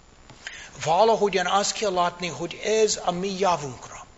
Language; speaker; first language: Hungarian; non-native, fluent; English